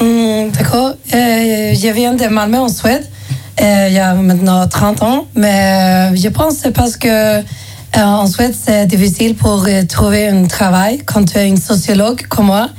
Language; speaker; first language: French; non-native, learner; Swedish